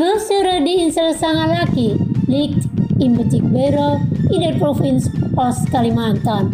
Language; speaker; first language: German; non-native, fluent; Indonesian